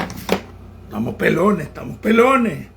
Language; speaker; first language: Spanish; native; Spanish